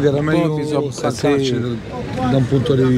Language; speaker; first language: Italian; native; Italian